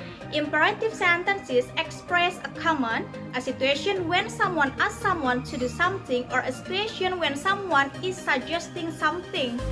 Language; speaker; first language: English; non-native, fluent; Indonesian